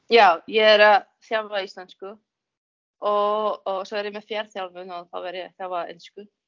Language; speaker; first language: Icelandic; non-native, fluent; Czech